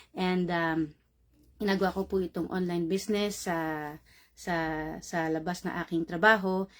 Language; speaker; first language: Filipino; native; Filipino